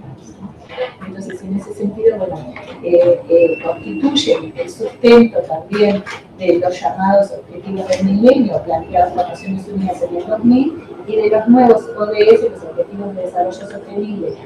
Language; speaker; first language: Spanish; native; Spanish